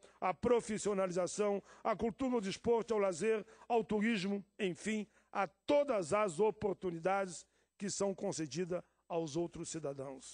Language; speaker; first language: Portuguese; native; Portuguese